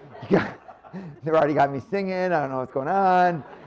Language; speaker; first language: English; native; English